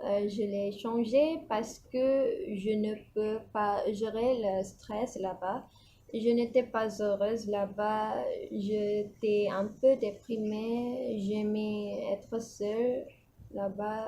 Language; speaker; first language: French; non-native, learner; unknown